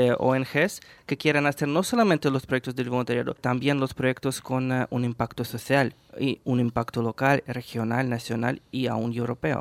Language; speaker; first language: Spanish; non-native, fluent; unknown